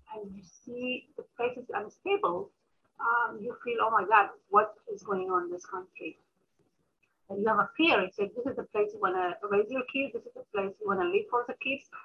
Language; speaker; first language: English; early bilingual, other home language; Amharic